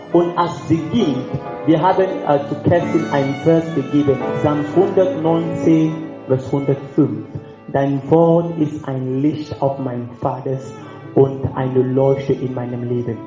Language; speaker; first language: German; non-native, fluent; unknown